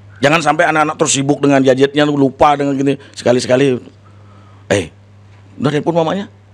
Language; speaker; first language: Indonesian; non-native, local second language; Balinese